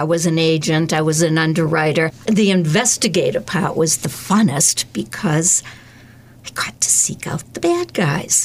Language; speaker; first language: English; native; English